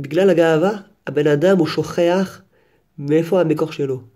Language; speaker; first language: Hebrew; non-native, fluent; French